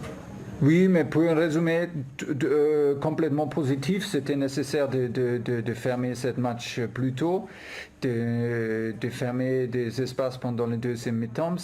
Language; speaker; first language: French; non-native, fluent; German